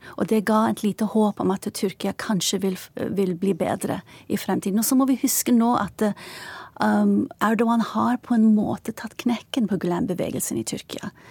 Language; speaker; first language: Norwegian; non-native, fluent; Turkish